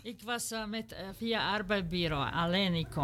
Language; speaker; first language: Dutch; non-native, learner; Serbian